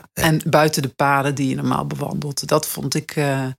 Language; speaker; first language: Dutch; native; Dutch